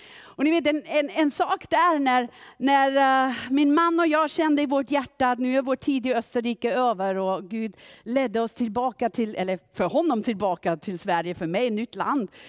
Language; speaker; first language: Swedish; non-native, fluent; German